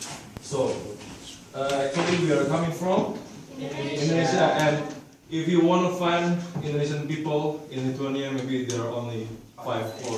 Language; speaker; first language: English; non-native, learner; Indonesian